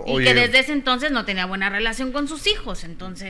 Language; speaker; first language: Spanish; native; Spanish